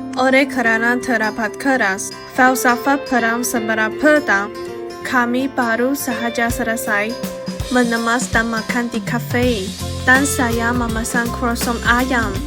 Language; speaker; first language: Malay; non-native, learner; Chinese